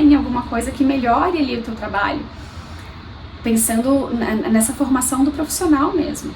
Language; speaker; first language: Portuguese; native; Portuguese